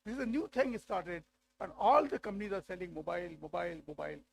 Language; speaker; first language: English; non-native, local second language; Marathi